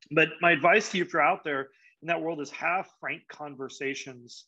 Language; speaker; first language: English; native; English